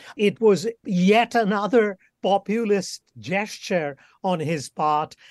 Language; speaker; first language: English; non-native, local second language; Bangla